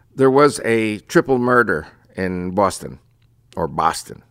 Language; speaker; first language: English; early bilingual, other home language; Spanish